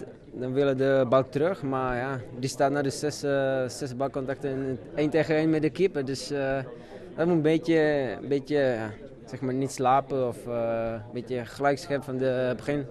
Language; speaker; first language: Dutch; non-native, learner; Czech